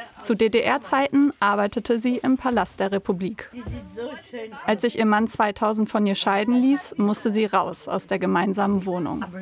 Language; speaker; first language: German; native; German